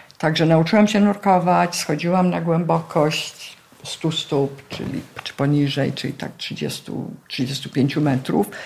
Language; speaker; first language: Polish; native; Polish